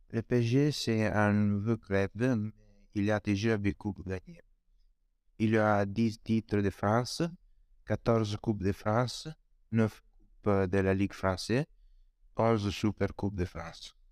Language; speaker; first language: French; non-native, learner; Italian